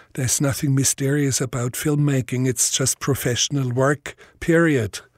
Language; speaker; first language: English; non-native, fluent; German